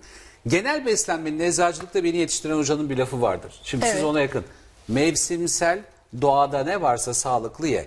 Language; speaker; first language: Turkish; native; Turkish